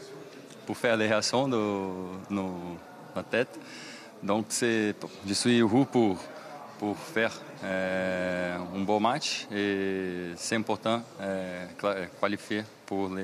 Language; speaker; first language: French; non-native, learner; Portuguese